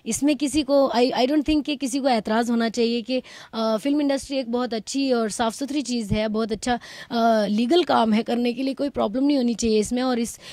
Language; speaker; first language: Hindi; native; Hindi